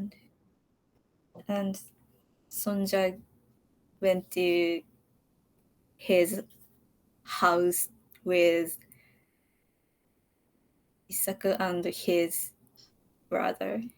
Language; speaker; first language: English; non-native, learner; Japanese